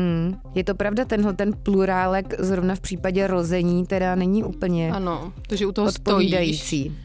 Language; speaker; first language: Czech; native; Czech